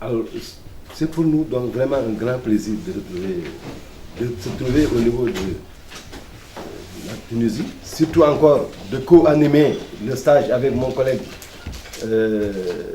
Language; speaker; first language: French; non-native, local second language; Wolof